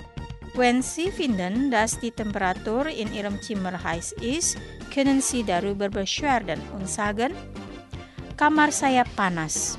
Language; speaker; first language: German; non-native, fluent; Indonesian